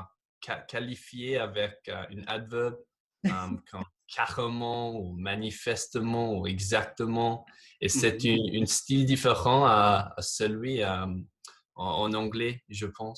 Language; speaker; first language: French; non-native, fluent; English